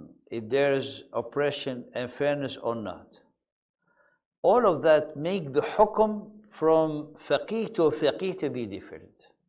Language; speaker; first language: English; non-native, fluent; Arabic